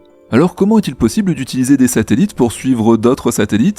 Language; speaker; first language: French; native; French